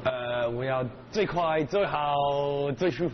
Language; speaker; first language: Chinese; non-native, learner; English